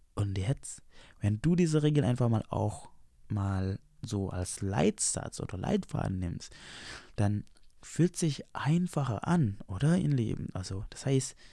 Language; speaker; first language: German; non-native, fluent; Indonesian